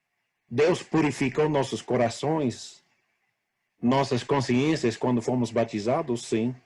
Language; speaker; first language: Portuguese; non-native, fluent; English